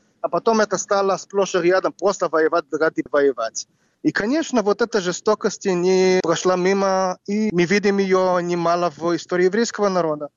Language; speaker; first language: Russian; non-native, fluent; Hebrew